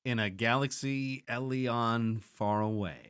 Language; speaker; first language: English; native; English